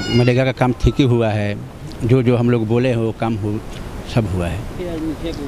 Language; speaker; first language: Hindi; native; Hindi